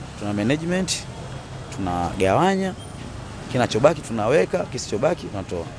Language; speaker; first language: Swahili; native; Swahili